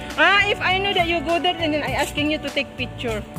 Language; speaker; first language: English; non-native, learner; Filipino